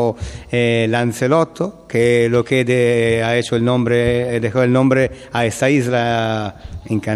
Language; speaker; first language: Spanish; non-native, learner; Italian